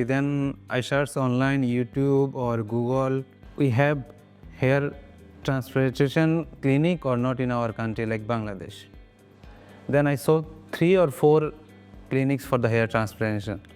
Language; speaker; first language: English; non-native, local second language; Bangla